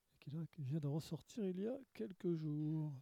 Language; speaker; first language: French; native; French